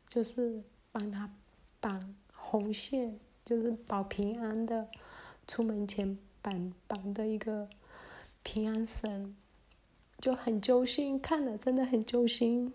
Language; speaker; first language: Chinese; early bilingual, heritage; Chinese